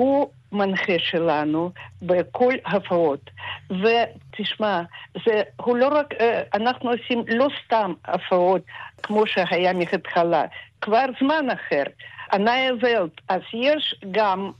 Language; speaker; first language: Hebrew; non-native, fluent; Russian